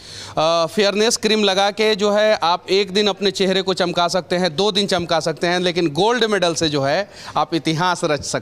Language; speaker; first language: Hindi; native; Hindi